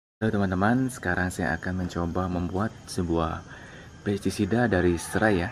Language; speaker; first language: Indonesian; native; Indonesian